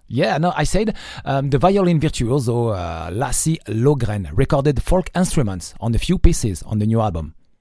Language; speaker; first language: English; non-native, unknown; French